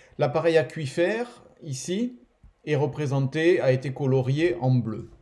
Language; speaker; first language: French; native; French